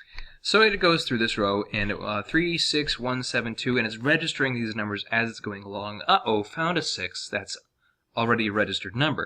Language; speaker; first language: English; native; English